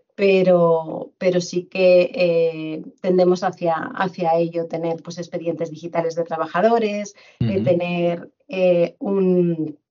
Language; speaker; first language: Spanish; native; Spanish